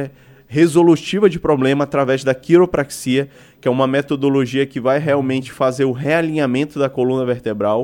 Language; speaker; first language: Portuguese; native; Portuguese